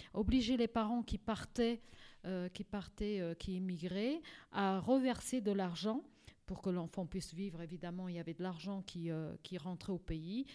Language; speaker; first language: French; early bilingual, other home language; Portuguese